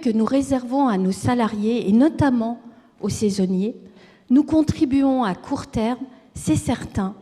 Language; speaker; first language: French; native; French